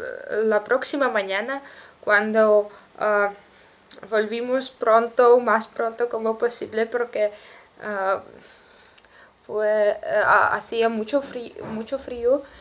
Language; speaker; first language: Spanish; non-native, learner; Russian